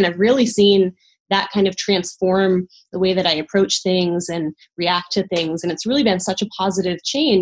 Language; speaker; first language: English; native; English